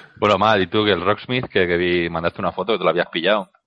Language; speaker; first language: Spanish; native; Spanish